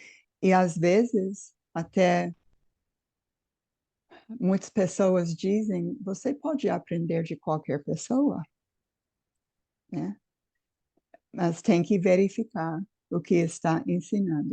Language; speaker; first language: Portuguese; non-native, fluent; English